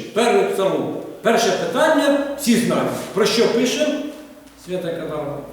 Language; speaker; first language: Ukrainian; non-native, local second language; Russian